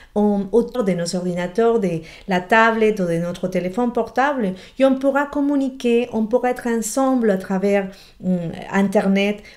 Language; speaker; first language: French; non-native, fluent; Spanish